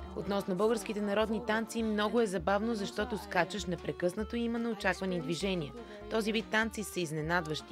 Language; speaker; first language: Bulgarian; non-native, fluent; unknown